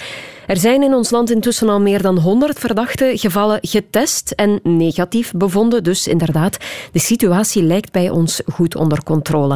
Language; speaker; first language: Dutch; native; Dutch